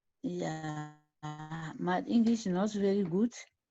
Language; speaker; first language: English; non-native, learner; French